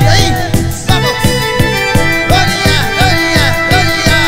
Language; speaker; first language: Spanish; native; Spanish